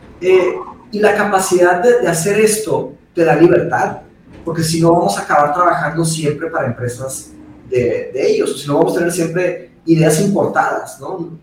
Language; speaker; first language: Spanish; early bilingual, other home language; Portuguese